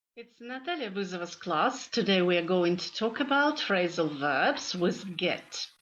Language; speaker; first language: English; non-native, fluent; Ukrainian